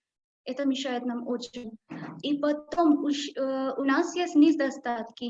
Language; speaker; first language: Russian; non-native, learner; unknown